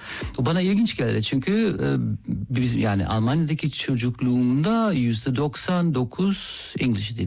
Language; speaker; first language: Turkish; non-native, fluent; German